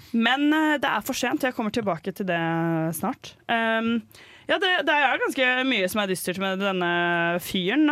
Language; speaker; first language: Norwegian; native; Norwegian